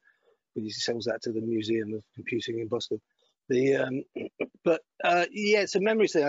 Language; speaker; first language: English; native; English